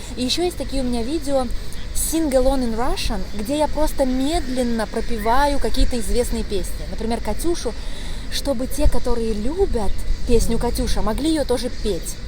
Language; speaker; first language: Russian; native; Russian